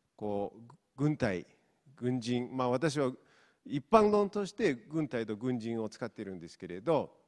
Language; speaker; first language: Japanese; non-native, fluent; Mongolian